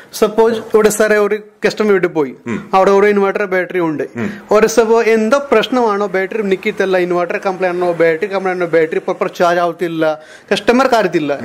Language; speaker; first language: Malayalam; non-native, learner; Hindi